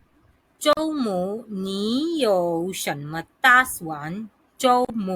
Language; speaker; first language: Chinese; non-native, fluent; Hindi